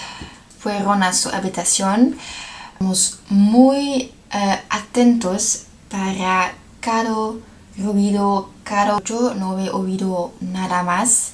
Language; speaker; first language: Spanish; non-native, learner; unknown